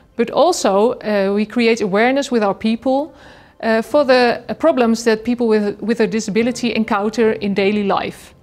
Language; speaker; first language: English; non-native, fluent; Dutch